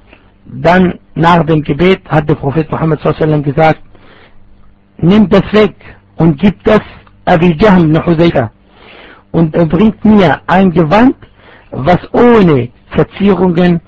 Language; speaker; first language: German; non-native, fluent; Arabic